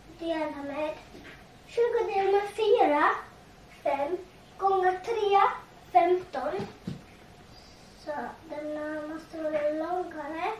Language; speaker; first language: Swedish; non-native, learner; Tigrinya